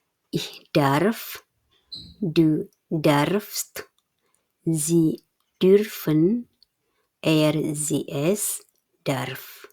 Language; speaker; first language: German; non-native, fluent; Indonesian